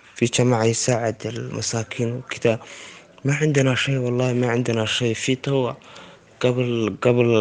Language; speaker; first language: Arabic; non-native, local second language; Somali